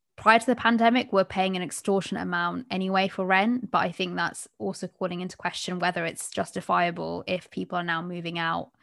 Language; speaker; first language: English; early bilingual, other home language; Bangla